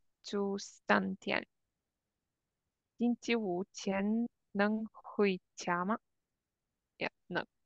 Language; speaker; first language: Chinese; non-native, learner; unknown